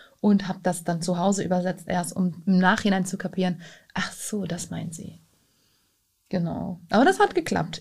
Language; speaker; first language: German; non-native, fluent; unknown